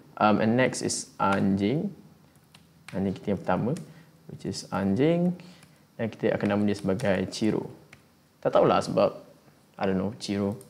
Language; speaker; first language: Malay; native; Malay